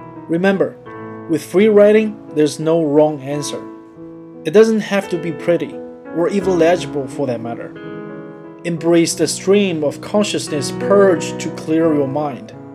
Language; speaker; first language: English; non-native, fluent; Chinese